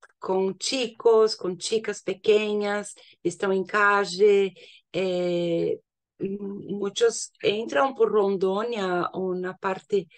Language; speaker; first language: Spanish; non-native, learner; Portuguese